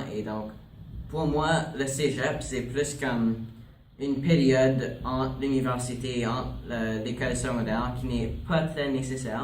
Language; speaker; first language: French; non-native, local second language; English